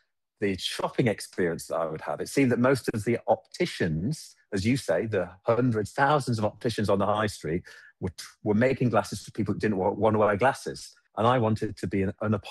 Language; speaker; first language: English; native; English